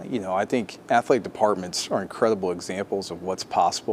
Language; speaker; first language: English; native; English